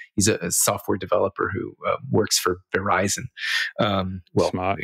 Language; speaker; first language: English; native; English